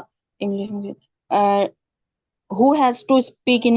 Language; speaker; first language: English; non-native, learner; Hindi